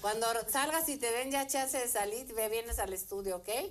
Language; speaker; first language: Spanish; native; Spanish